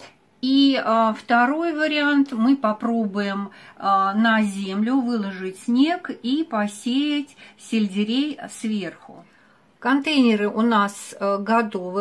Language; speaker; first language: Russian; native; Russian